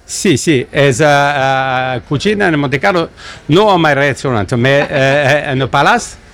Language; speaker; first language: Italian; non-native, learner; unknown